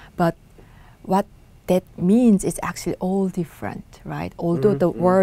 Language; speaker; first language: English; non-native, fluent; Korean